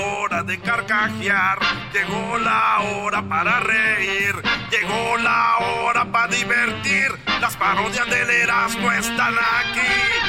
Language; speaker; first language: Spanish; native; Spanish